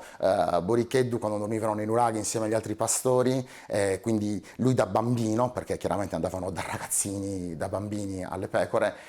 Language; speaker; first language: Italian; native; Italian